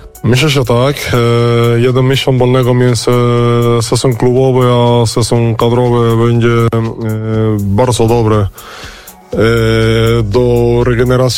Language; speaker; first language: Polish; non-native, learner; Spanish